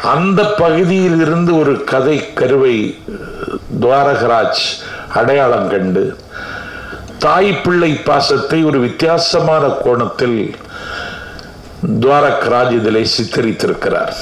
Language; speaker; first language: Tamil; native; Tamil